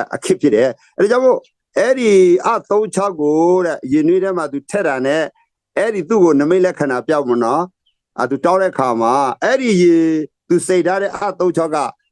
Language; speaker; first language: Burmese; non-native, local second language; S'gaw Karen